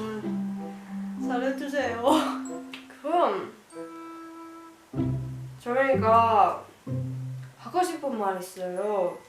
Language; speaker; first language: Korean; non-native, learner; Finnish